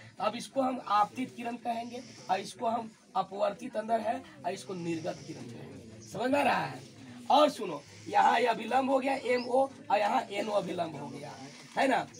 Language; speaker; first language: Hindi; native; Hindi